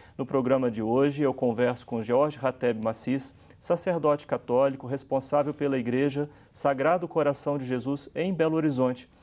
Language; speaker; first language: Portuguese; native; Portuguese